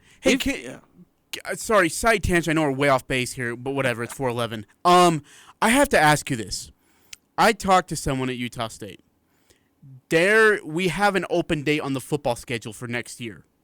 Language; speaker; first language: English; native; English